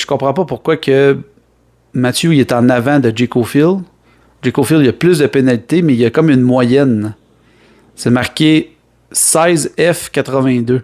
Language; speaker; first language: French; native; French